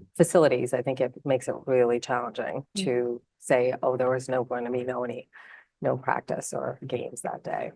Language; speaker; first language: English; non-native, local second language; Malayalam